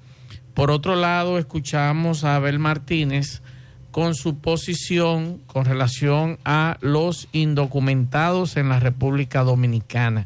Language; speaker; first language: Spanish; native; Spanish